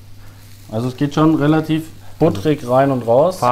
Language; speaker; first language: German; native; German